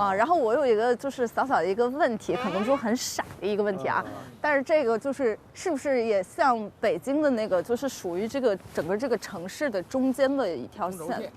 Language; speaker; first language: Chinese; non-native, fluent; English